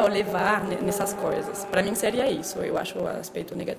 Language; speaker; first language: Portuguese; non-native, fluent; French